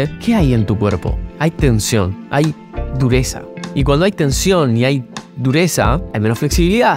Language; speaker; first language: Spanish; native; Spanish